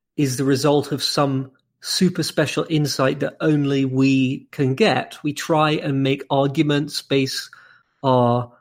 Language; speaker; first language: English; native; English